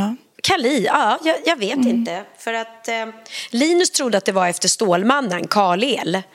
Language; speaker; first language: Swedish; native; Swedish